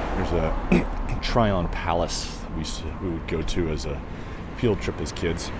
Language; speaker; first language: English; native; English